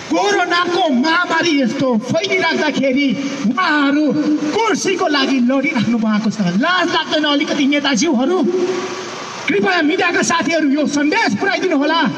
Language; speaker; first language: Nepali; non-native, local second language; Newari